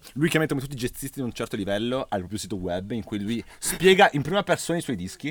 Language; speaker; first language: Italian; native; Italian